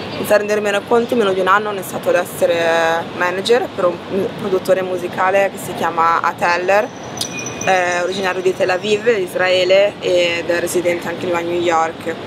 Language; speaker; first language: Italian; early bilingual, other home language; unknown